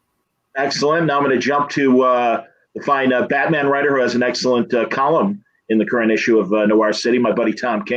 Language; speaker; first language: English; native; English